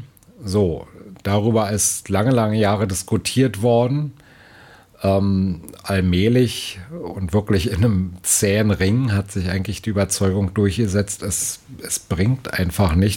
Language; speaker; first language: German; native; German